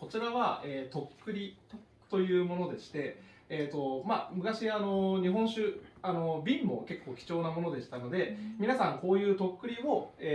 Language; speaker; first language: Japanese; native; Japanese